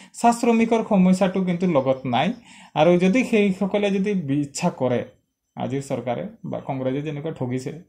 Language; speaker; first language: Assamese; non-native, local second language; Sadri